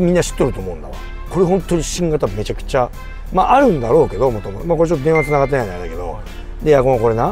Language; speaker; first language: Japanese; native; Japanese